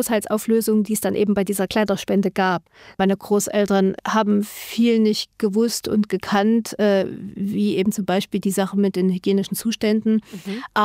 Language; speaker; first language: German; native; German